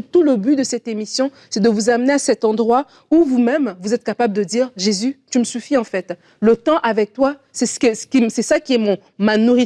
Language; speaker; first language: French; native; French